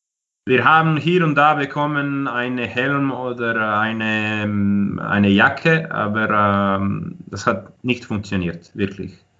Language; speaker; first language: German; non-native, fluent; Croatian